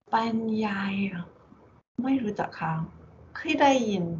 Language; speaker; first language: Thai; non-native, learner; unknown